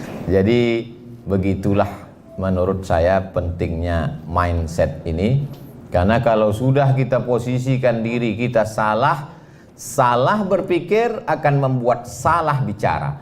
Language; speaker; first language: Indonesian; native; Indonesian